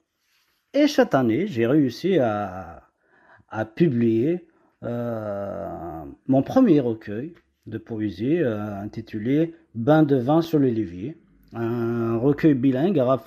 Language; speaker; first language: French; non-native, local second language; Kabyle